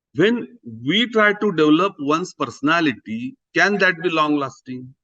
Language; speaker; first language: English; non-native, local second language; Marathi